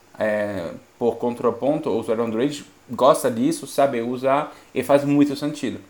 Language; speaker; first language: Portuguese; non-native, fluent; French